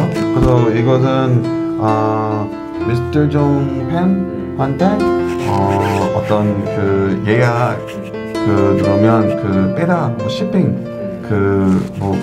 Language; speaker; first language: Korean; non-native, learner; English